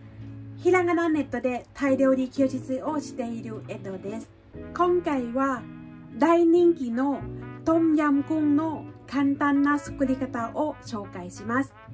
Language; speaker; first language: Japanese; non-native, fluent; Thai